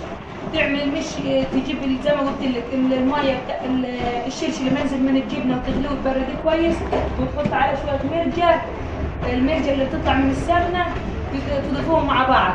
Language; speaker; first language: Arabic; native; Arabic